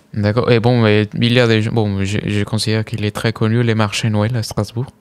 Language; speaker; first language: French; non-native, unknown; Spanish